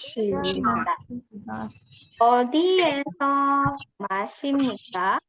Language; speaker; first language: Korean; non-native, fluent; Indonesian